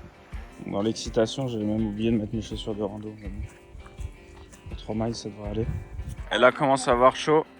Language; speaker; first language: French; native; French